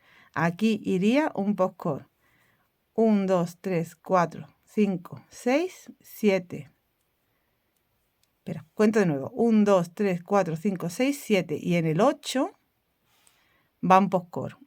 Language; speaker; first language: Spanish; native; Spanish